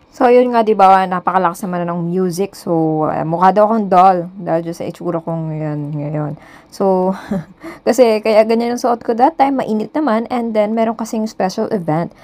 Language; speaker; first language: Filipino; native; Filipino